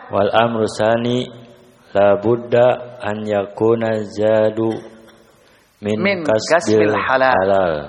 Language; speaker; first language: Arabic; non-native, learner; Indonesian